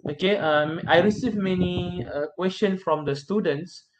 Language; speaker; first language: English; non-native, local second language; Malay